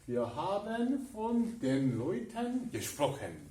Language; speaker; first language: German; non-native, fluent; Korean